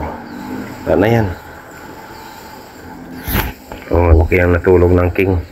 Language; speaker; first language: Filipino; native; Filipino